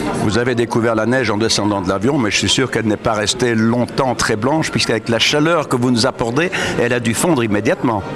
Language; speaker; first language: French; native; French